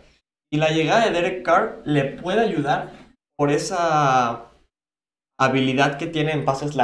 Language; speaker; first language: Spanish; native; Spanish